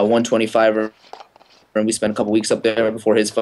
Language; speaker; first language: English; native; English